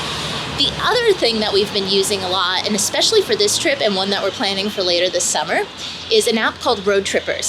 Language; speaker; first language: English; native; English